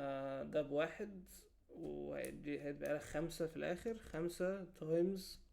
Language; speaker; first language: Arabic; native; Arabic